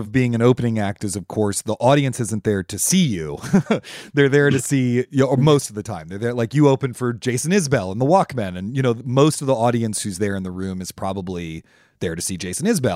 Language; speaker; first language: English; native; English